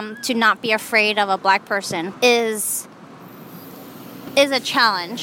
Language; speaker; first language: English; early bilingual, other home language; Chinese